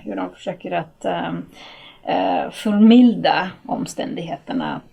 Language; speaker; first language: Swedish; non-native, fluent; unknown